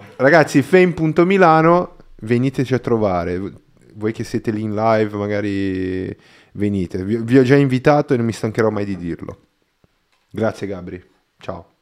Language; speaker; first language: Italian; non-native, fluent; Portuguese